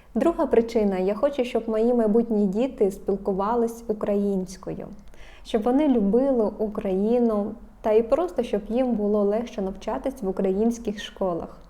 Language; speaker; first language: Ukrainian; non-native, local second language; Russian